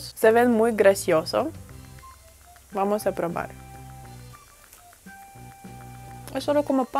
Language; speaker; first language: Spanish; non-native, fluent; Russian